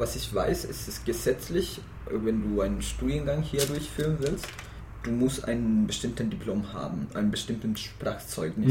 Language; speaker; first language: German; non-native, fluent; Spanish